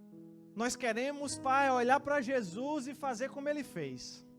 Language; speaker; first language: Portuguese; native; Portuguese